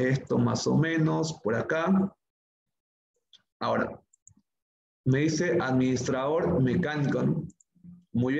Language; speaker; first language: Spanish; native; Spanish